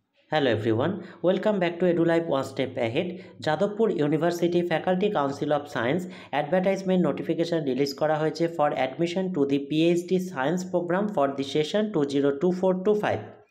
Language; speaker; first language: English; non-native, local second language; Bangla